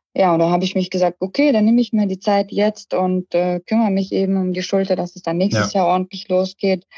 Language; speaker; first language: German; early bilingual, other home language; Russian